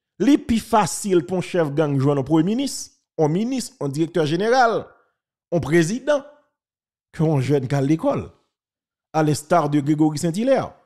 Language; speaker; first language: French; non-native, local second language; Haitian Creole